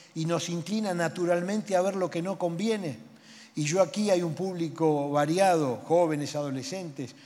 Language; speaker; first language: Spanish; native; Spanish